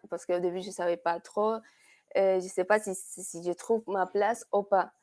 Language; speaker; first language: French; non-native, fluent; Spanish